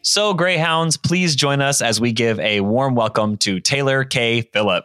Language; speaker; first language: English; native; English